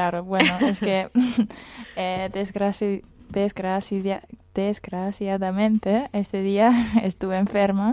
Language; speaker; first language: Spanish; non-native, fluent; German